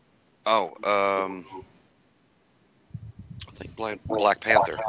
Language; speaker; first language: English; native; English